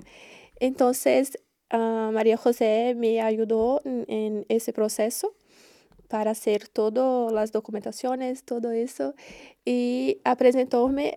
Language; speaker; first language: Spanish; non-native, learner; Portuguese